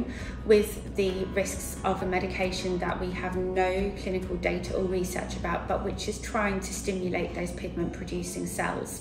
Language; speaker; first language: English; native; English